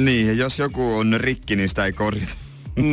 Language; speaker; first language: Finnish; native; Finnish